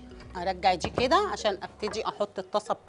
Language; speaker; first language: Arabic; native; Arabic